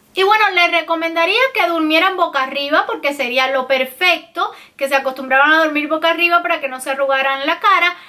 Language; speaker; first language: Spanish; native; Spanish